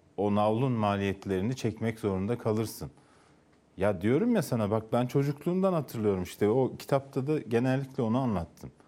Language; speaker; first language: Turkish; native; Turkish